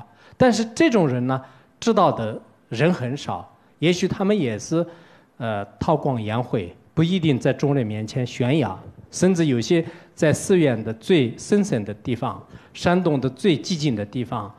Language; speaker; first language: Chinese; non-native, local second language; Tibetan